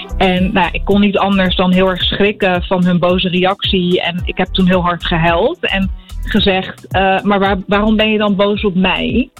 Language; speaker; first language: Dutch; early bilingual, other home language; Arabic